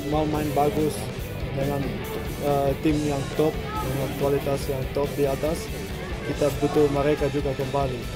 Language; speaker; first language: Indonesian; non-native, fluent; Dutch